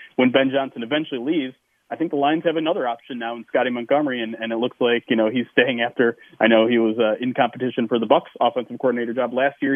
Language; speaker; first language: English; native; English